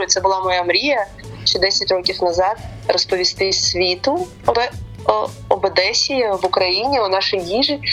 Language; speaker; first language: Ukrainian; non-native, local second language; Russian